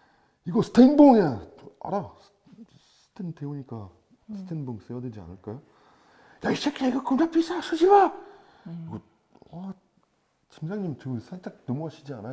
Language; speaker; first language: Korean; non-native, fluent; French